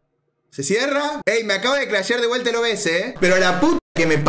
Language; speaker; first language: Spanish; native; Spanish